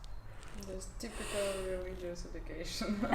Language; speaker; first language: English; non-native, learner; Russian